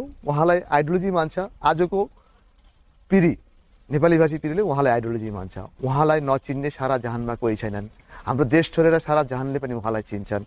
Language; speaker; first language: Nepali; native; Nepali